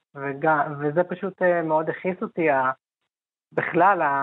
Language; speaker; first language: Hebrew; early bilingual, other home language; Hindi